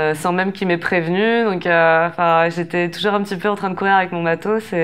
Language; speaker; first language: French; native; French